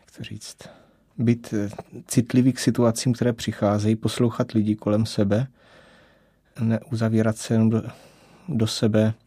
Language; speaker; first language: Czech; native; Czech